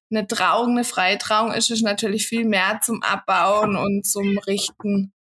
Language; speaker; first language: German; native; German